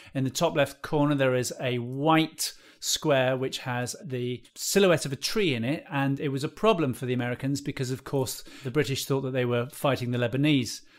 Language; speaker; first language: English; native; English